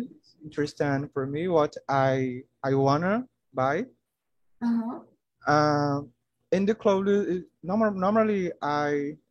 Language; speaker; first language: English; non-native, learner; Portuguese